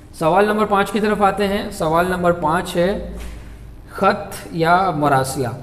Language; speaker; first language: Urdu; native; Urdu